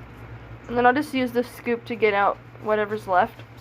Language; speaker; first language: English; native; English